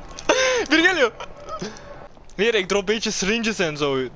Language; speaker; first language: Dutch; early bilingual, other home language; Turkish